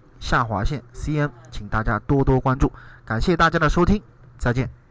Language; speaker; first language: Chinese; native; Chinese